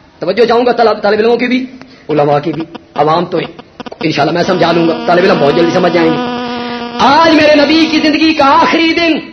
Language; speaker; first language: Urdu; non-native, local second language; Punjabi